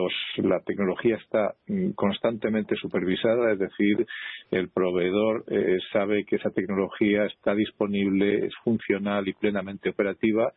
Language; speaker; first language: Spanish; native; Spanish